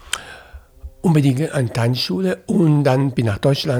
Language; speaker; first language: German; non-native, fluent; Italian